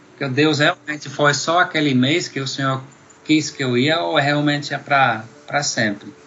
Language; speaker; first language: Portuguese; non-native, fluent; Dutch